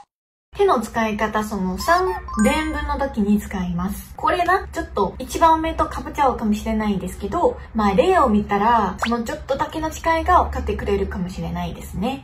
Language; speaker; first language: Japanese; non-native, fluent; Chinese